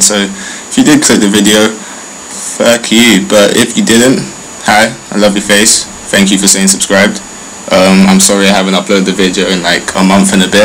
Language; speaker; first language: English; native; English